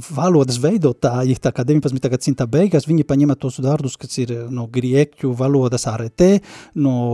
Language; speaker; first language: Latvian; non-native, fluent; Spanish